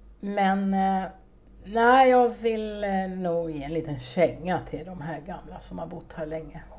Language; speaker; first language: Swedish; native; Swedish